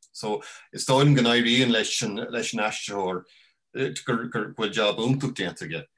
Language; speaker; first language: Irish; non-native, local second language; English